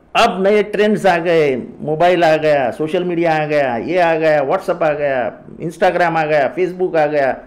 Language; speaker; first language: Hindi; non-native, local second language; Marathi